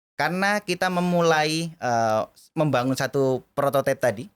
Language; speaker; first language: Indonesian; native; Indonesian